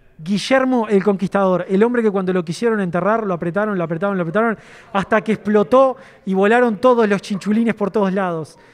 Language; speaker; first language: Spanish; native; Spanish